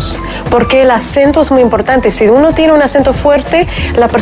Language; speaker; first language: Spanish; non-native, fluent; Russian